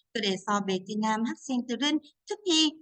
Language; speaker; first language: Korean; non-native, fluent; Vietnamese